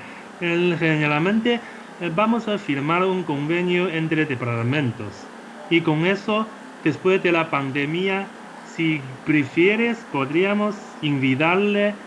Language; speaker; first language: Spanish; non-native, fluent; Chinese